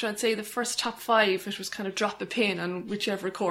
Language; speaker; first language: English; native; English